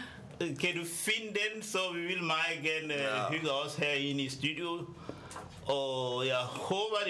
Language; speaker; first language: Danish; non-native, fluent; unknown